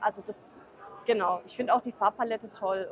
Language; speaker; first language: German; native; German